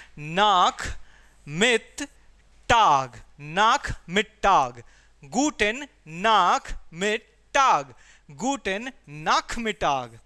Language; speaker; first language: German; non-native, fluent; Hindi